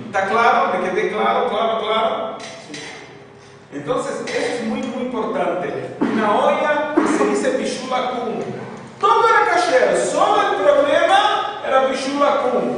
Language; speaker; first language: Spanish; non-native, fluent; Portuguese